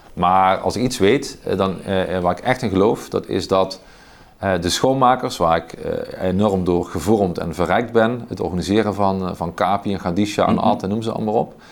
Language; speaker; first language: Dutch; native; Dutch